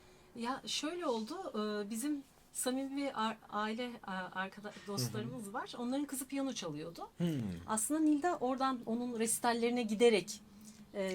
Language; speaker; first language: Turkish; native; Turkish